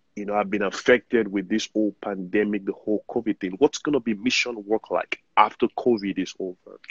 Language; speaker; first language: English; non-native, local second language; Yoruba